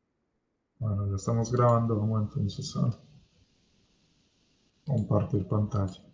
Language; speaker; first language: Spanish; native; Spanish